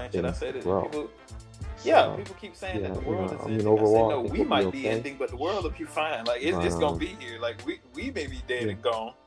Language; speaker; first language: English; native; English